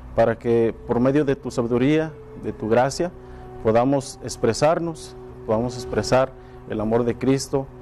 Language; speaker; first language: Spanish; native; Spanish